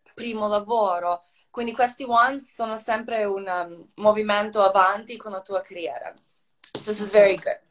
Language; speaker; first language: Italian; non-native, fluent; Croatian